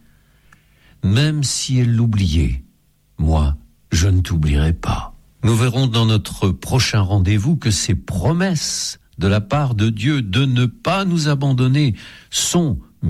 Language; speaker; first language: French; native; French